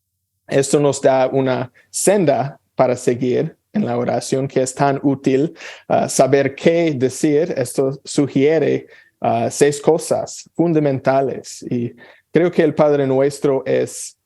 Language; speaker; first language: Spanish; non-native, fluent; English